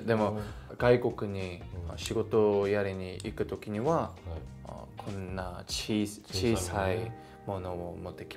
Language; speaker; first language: Japanese; non-native, fluent; Korean